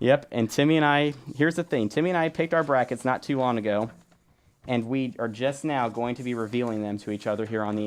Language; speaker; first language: English; native; English